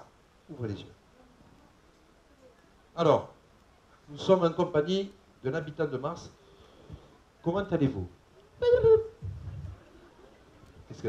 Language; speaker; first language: French; native; French